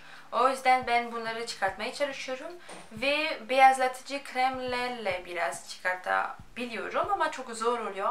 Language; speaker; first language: Turkish; non-native, fluent; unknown